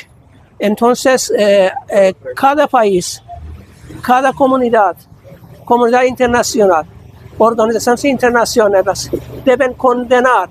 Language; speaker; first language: Spanish; non-native, fluent; Persian